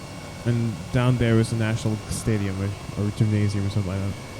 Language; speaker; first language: English; native; English